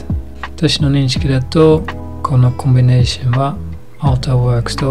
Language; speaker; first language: Japanese; non-native, fluent; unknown